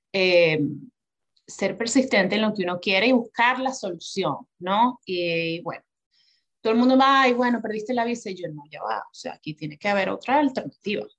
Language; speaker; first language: Spanish; native; Spanish